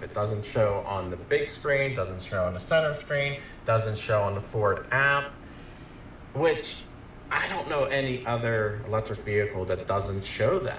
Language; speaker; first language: English; native; English